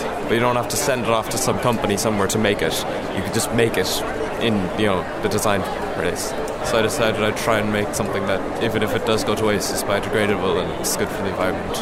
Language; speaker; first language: English; native; English